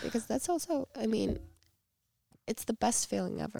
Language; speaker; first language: English; non-native, fluent; Icelandic